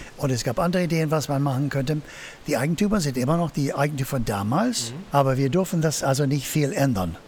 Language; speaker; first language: German; non-native, fluent; English